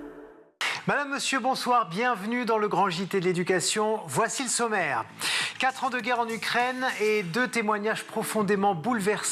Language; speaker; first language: French; native; French